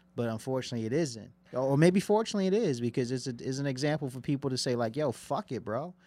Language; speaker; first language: English; native; English